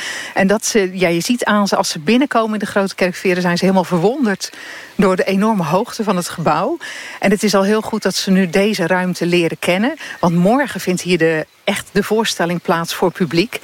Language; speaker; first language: Dutch; native; Dutch